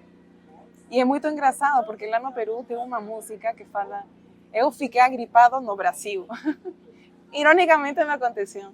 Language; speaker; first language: Portuguese; non-native, fluent; Spanish